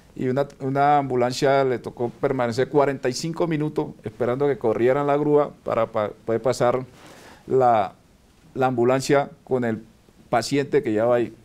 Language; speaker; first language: Spanish; native; Spanish